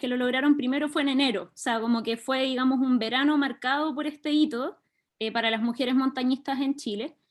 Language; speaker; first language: Spanish; native; Spanish